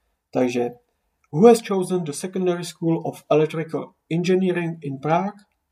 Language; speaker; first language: English; non-native, fluent; Czech